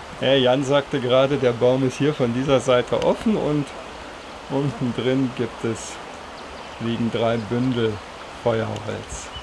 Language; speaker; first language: German; native; German